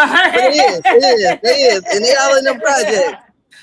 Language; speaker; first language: English; native; English